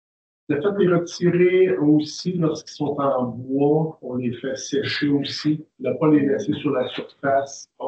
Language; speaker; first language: French; native; French